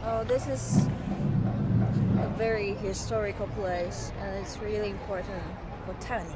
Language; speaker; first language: English; non-native, fluent; Chinese